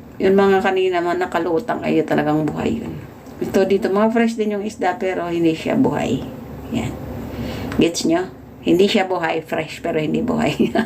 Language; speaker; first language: Filipino; native; Filipino